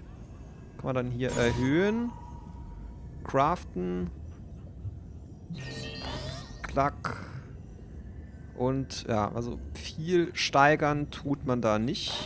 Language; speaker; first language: German; native; German